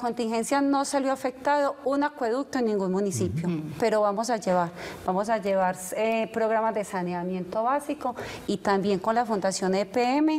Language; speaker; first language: Spanish; native; Spanish